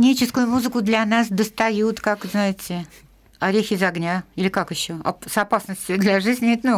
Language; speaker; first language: Russian; native; Russian